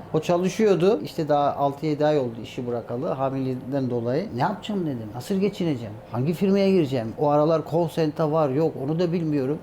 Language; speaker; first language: Turkish; early bilingual, heritage; Turkish